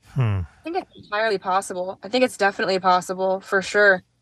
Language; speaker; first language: English; native; English